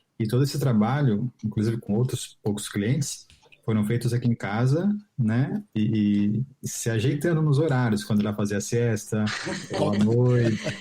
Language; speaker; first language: Portuguese; native; Portuguese